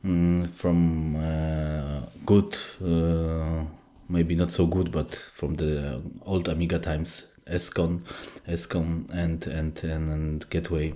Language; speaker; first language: English; non-native, fluent; Polish